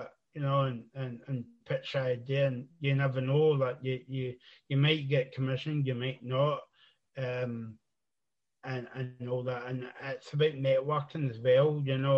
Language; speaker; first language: English; native; English